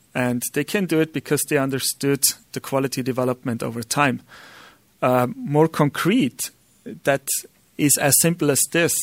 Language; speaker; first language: English; non-native, fluent; German